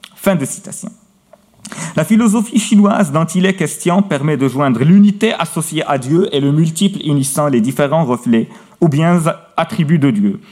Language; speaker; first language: French; non-native, local second language; Arabic